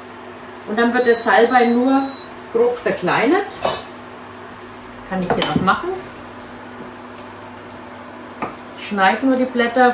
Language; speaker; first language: German; native; German